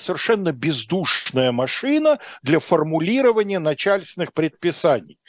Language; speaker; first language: Russian; native; Russian